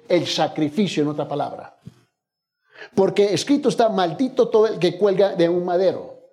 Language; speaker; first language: Spanish; early bilingual, heritage; Spanish